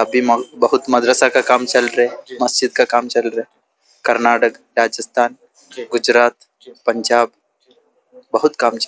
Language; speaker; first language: Hindi; non-native, local second language; Malayalam